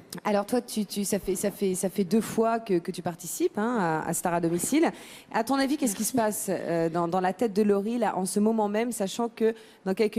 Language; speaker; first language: French; native; French